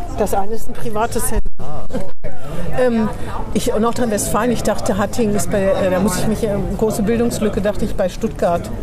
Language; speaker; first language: German; native; German